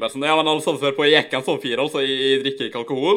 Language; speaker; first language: Norwegian; native; Norwegian